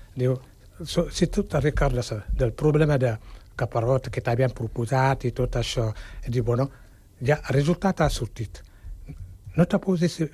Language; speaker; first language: Catalan; non-native, fluent; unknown